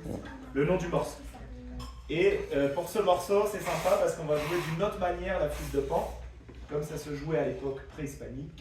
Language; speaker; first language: French; native; French